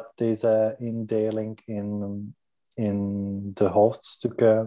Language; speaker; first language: Dutch; non-native, learner; Czech